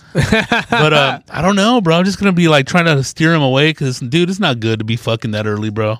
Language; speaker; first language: English; early bilingual, other home language; Spanish